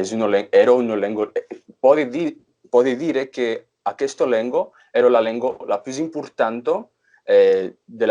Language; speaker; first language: Italian; non-native, fluent; Portuguese